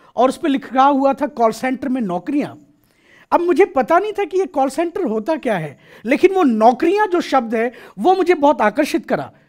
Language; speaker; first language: Hindi; native; Hindi